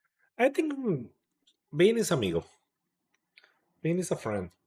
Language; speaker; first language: English; non-native, fluent; Spanish